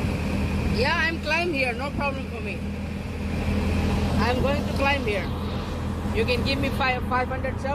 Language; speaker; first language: English; non-native, learner; Hindi